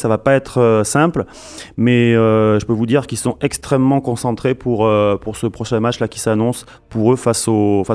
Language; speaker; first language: French; native; French